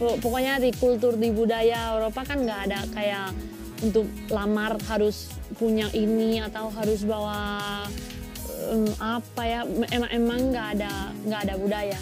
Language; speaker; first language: Indonesian; non-native, fluent; Spanish